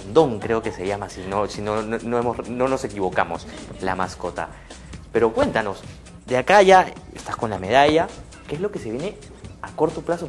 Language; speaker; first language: Spanish; native; Spanish